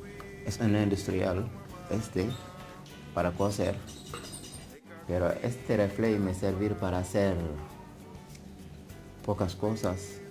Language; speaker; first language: Spanish; non-native, learner; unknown